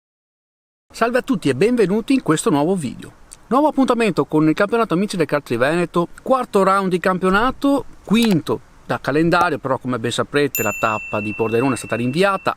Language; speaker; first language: Italian; native; Italian